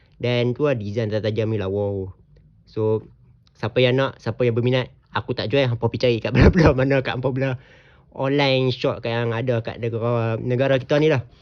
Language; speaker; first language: Malay; native; Malay